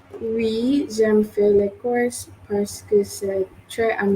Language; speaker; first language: French; non-native, learner; English